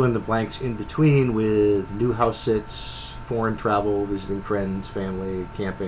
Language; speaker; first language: English; native; English